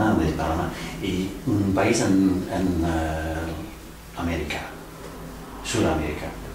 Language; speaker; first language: Spanish; non-native, learner; Dutch